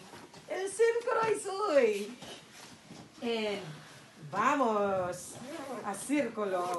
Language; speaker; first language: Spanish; non-native, learner; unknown